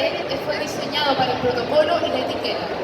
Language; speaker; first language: Spanish; native; Spanish